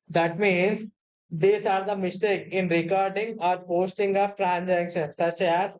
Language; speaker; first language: English; non-native, local second language; Telugu